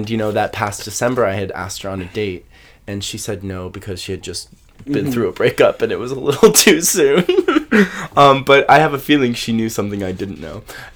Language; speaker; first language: English; native; English